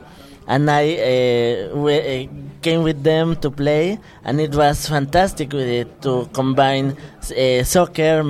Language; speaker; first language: English; non-native, fluent; Spanish